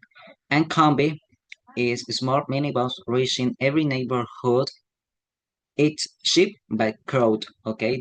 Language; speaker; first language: English; non-native, learner; Spanish